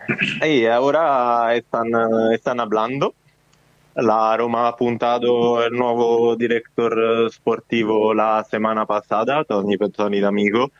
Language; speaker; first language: Spanish; non-native, fluent; Italian